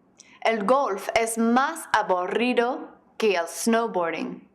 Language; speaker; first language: Spanish; non-native, fluent; English